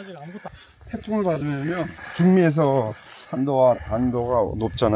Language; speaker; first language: Korean; early bilingual, heritage; Korean